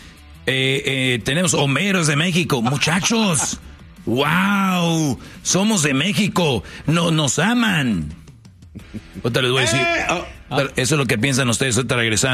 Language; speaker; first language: Spanish; native; Spanish